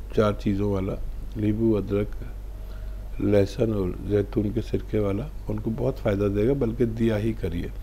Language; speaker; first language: Hindi; native; Hindi